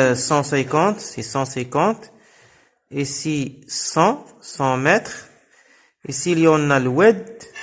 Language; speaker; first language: French; non-native, local second language; Arabic